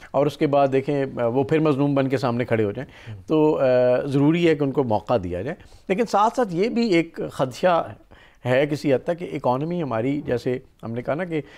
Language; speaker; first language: Urdu; non-native, local second language; Punjabi